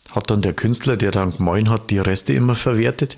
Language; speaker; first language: German; native; German